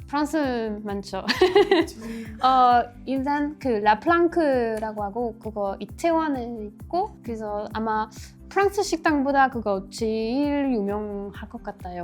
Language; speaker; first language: Korean; non-native, learner; French